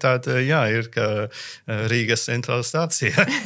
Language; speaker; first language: Latvian; non-native, learner; English